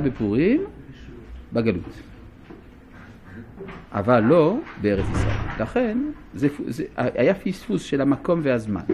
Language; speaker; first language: Hebrew; non-native, fluent; French